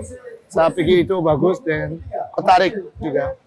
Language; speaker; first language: Indonesian; non-native, fluent; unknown